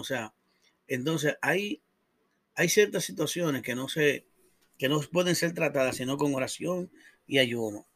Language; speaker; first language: Spanish; native; Spanish